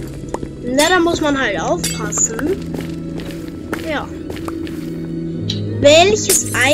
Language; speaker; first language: German; native; German